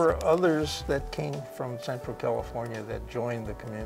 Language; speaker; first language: English; native; English